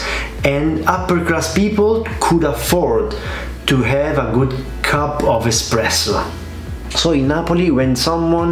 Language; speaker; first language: English; non-native, fluent; Italian